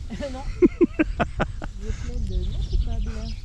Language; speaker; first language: French; native; French